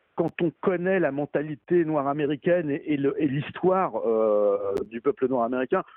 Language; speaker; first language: French; native; French